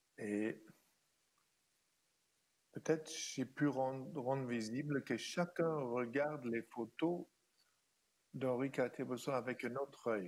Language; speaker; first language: French; non-native, fluent; German